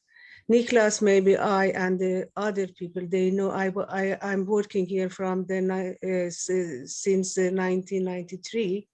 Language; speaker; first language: English; non-native, learner; Persian